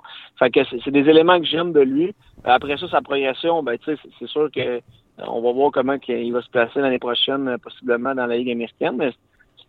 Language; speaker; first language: French; native; French